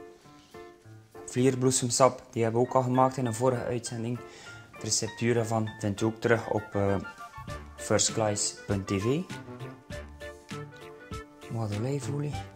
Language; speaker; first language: Dutch; native; Dutch